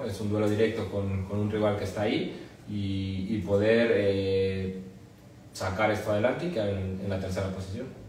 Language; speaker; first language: Spanish; native; Spanish